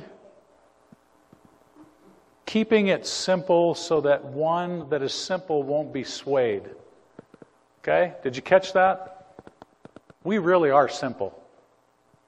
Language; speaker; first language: English; native; English